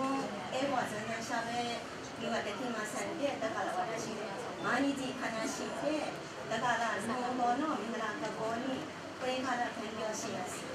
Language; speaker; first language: Japanese; non-native, learner; Burmese